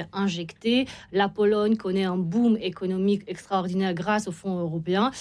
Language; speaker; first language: French; non-native, fluent; Romanian